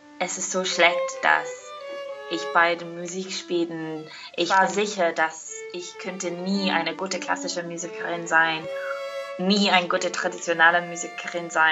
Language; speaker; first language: German; non-native, learner; English